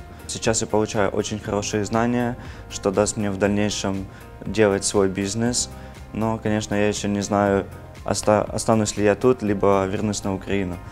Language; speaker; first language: Russian; non-native, local second language; Ukrainian